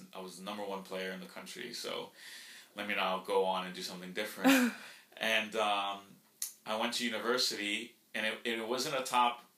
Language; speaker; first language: English; early bilingual, other home language; Spanish